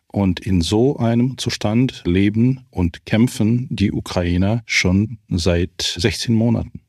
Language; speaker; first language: German; non-native, fluent; Ukrainian